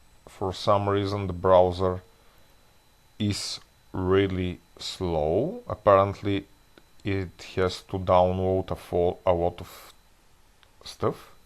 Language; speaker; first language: English; non-native, fluent; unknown